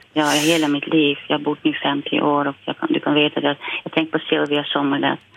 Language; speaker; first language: Swedish; non-native, fluent; Dutch